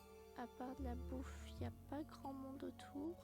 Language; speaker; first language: French; native; French